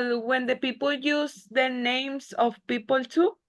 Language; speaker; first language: English; non-native, learner; Spanish